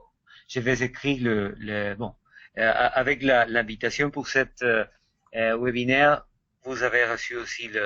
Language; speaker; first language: French; non-native, fluent; Spanish